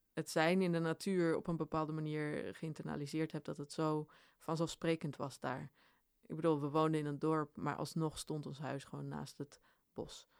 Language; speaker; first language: Dutch; early bilingual, other home language; Swedish